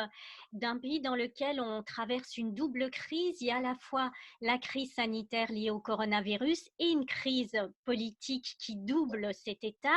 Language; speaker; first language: French; native; French